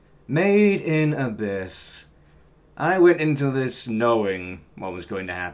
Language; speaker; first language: English; native; English